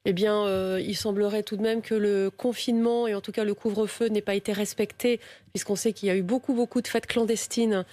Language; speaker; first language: French; native; French